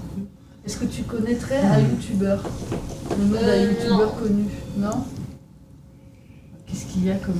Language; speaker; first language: French; native; French